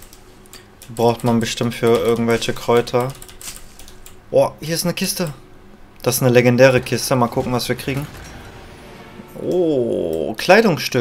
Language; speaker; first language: German; native; German